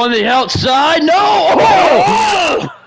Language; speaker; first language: English; native; English